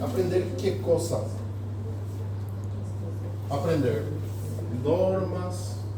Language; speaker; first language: Spanish; non-native, fluent; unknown